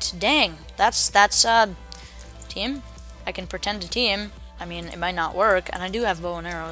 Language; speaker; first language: English; native; English